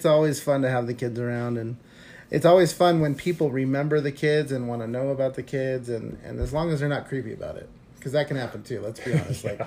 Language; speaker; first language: English; native; English